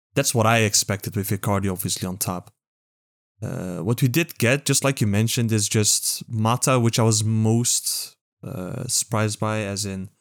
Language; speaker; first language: English; non-native, fluent; Dutch